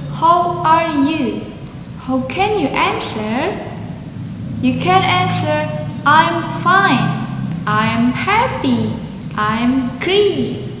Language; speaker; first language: English; non-native, fluent; Indonesian